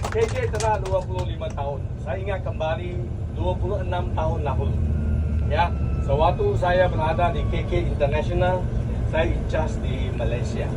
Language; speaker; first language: Malay; non-native, local second language; Chinese